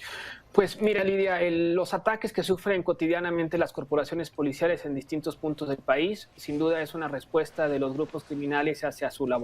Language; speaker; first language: Spanish; native; Spanish